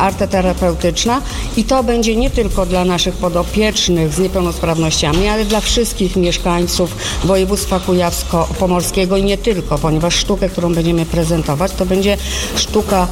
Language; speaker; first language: Polish; native; Polish